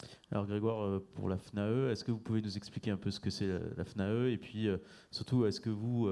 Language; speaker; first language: French; native; French